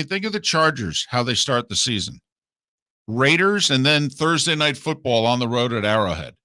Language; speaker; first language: English; native; English